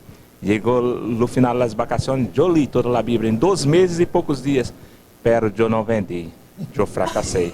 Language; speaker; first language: Spanish; non-native, fluent; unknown